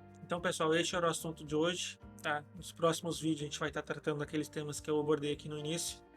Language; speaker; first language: Portuguese; native; Portuguese